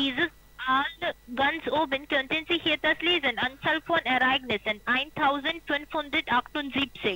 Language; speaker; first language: German; non-native, learner; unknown